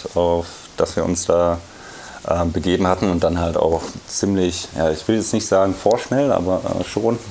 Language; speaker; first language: German; native; German